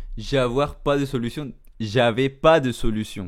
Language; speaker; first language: French; non-native, learner; Spanish